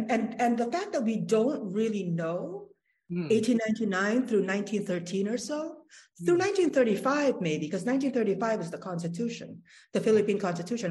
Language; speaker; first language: English; non-native, local second language; Waray